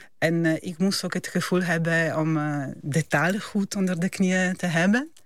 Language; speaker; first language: Dutch; non-native, fluent; Italian